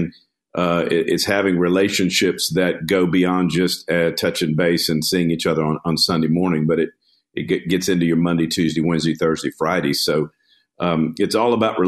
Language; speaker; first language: English; native; English